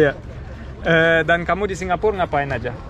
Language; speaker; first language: Indonesian; early bilingual, heritage; Indonesian